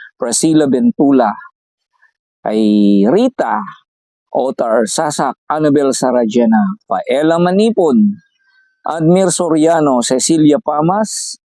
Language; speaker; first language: Filipino; non-native, local second language; Iloko